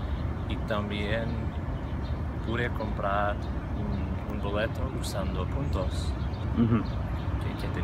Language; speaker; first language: Spanish; non-native, fluent; English